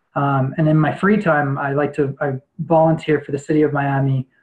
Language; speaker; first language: English; native; English